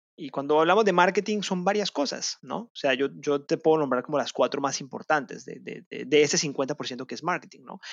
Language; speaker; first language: Spanish; native; Spanish